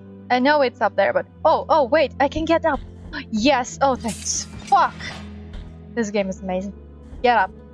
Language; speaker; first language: English; non-native, fluent; Russian